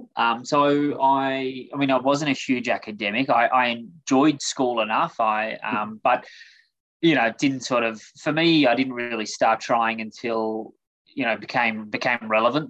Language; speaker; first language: English; native; English